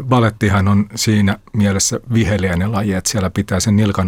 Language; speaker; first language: Finnish; native; Finnish